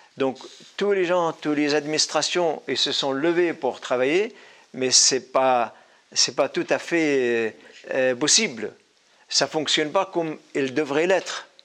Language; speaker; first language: French; non-native, fluent; Arabic